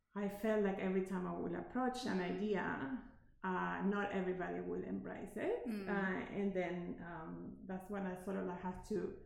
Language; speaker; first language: English; non-native, fluent; Spanish